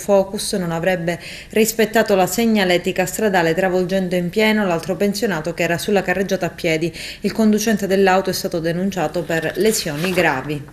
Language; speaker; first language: Italian; native; Italian